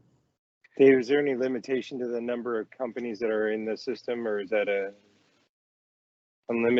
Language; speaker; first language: English; native; English